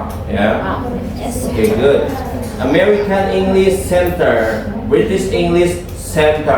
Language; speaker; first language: English; non-native, fluent; Indonesian